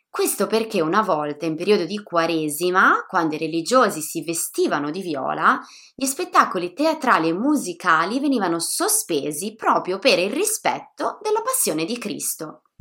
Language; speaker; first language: Italian; native; Italian